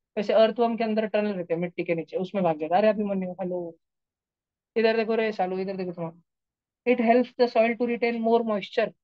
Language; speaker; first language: Hindi; non-native, local second language; Marathi